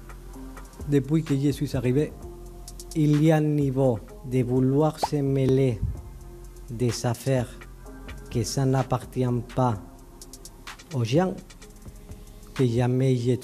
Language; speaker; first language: French; native; French